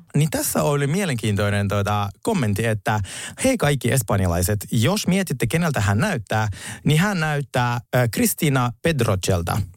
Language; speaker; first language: Finnish; non-native, fluent; Russian